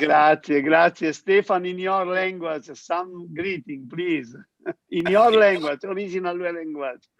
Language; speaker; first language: English; non-native, learner; Italian